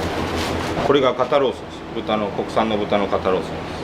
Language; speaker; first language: Japanese; native; Japanese